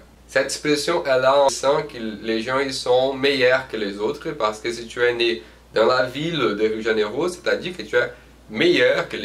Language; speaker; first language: French; non-native, fluent; Portuguese